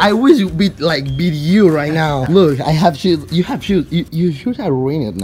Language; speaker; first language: English; non-native, learner; Spanish